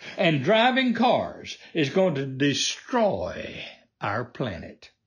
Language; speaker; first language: English; native; English